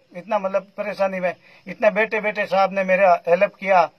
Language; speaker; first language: Hindi; native; Hindi